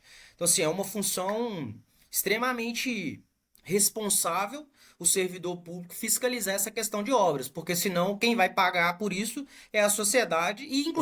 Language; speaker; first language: Portuguese; native; Portuguese